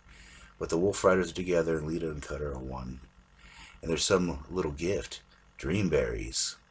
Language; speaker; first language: English; native; English